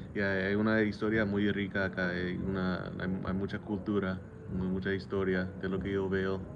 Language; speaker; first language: Spanish; non-native, fluent; English